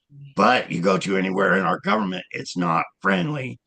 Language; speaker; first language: English; native; English